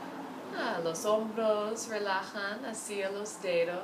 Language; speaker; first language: Spanish; non-native, fluent; English